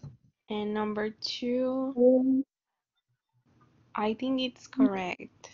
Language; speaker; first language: English; non-native, learner; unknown